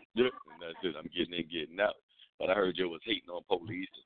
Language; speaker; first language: English; native; English